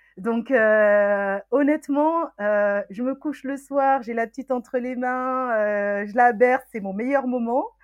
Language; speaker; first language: French; early bilingual, other home language; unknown